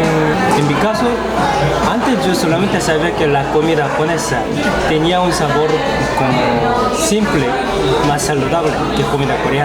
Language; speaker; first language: Spanish; non-native, fluent; Korean